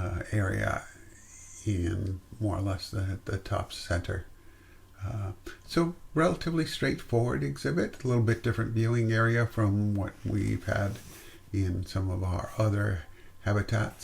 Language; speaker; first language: English; native; English